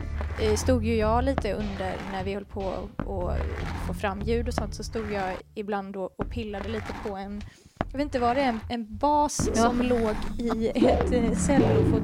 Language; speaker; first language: Swedish; native; Swedish